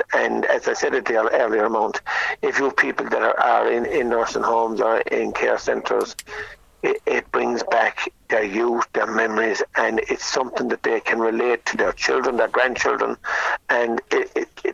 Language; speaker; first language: English; native; English